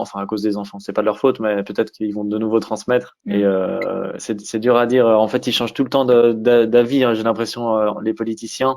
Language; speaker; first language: French; native; French